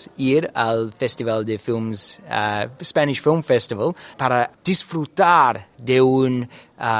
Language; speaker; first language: Spanish; non-native, learner; English